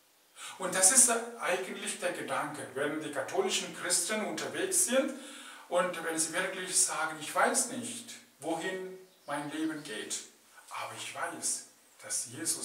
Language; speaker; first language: German; non-native, fluent; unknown